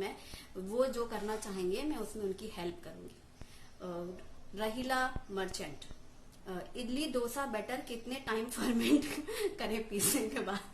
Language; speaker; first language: Hindi; native; Hindi